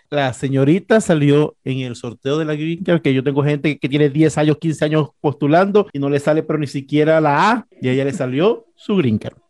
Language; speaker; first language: Spanish; native; Spanish